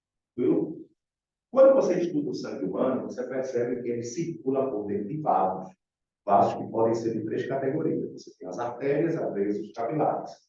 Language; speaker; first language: Portuguese; native; Portuguese